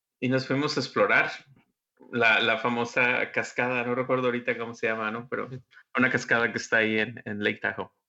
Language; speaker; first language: Spanish; native; Spanish